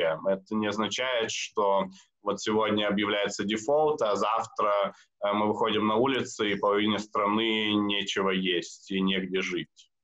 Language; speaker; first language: Russian; native; Russian